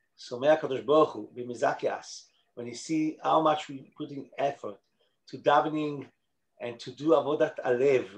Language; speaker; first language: English; non-native, fluent; Hebrew